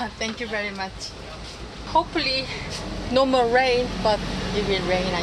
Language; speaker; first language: English; non-native, learner; Korean